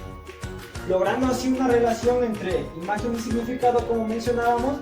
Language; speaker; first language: Spanish; native; Spanish